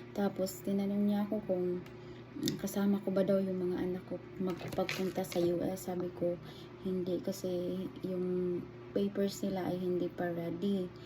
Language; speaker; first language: Filipino; non-native, local second language; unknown